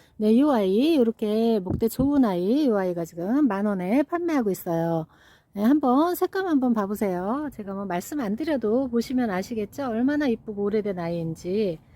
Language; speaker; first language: Korean; native; Korean